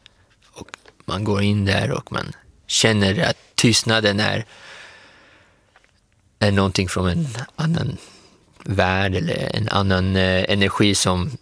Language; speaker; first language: Swedish; non-native, fluent; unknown